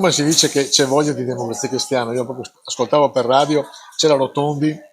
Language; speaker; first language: Italian; native; Italian